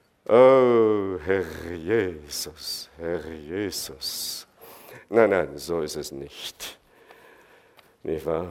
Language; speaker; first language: German; non-native, fluent; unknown